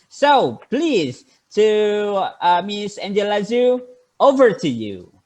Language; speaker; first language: English; non-native, fluent; Indonesian